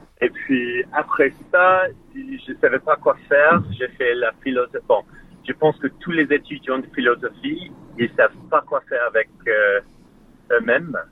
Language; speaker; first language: French; non-native, fluent; English